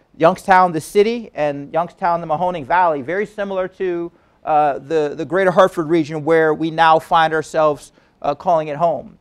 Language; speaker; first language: English; native; English